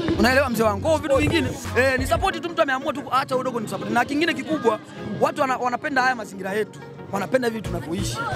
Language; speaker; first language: Swahili; non-native, local second language; Bembe